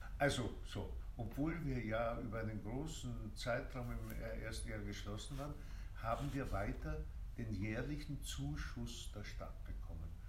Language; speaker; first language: German; native; German